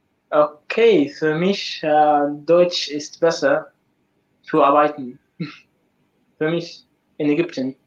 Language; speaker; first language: German; non-native, learner; Arabic